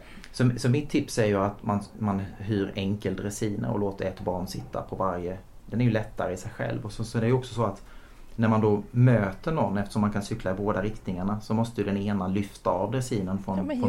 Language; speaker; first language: Swedish; native; Swedish